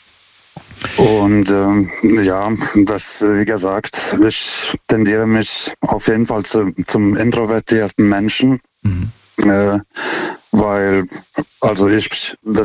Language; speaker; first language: German; non-native, fluent; Lithuanian